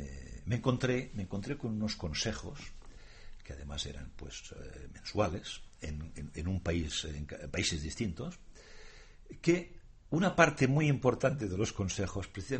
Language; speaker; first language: Spanish; native; Spanish